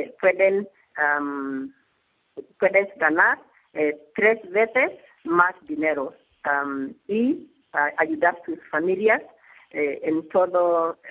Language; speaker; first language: Spanish; non-native, learner; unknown